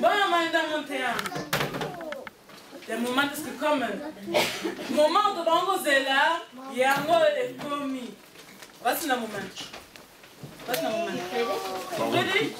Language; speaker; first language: German; early bilingual, heritage; German